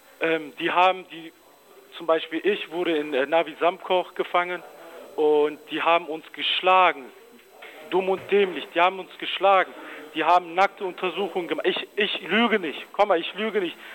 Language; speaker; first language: German; early bilingual, other home language; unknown